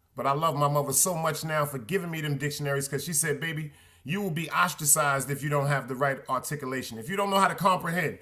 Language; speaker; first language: English; native; English